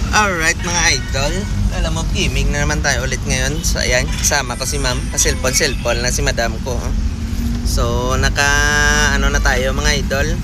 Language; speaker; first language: Filipino; non-native, local second language; Hiligaynon